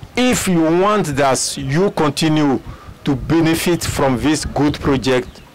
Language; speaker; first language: English; non-native, fluent; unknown